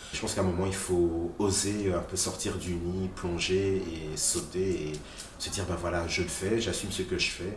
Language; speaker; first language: French; early bilingual, other home language; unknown